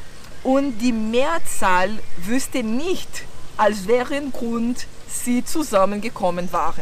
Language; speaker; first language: German; non-native, learner; Portuguese